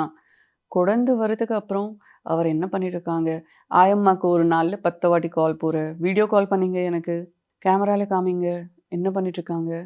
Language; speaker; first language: Tamil; non-native, fluent; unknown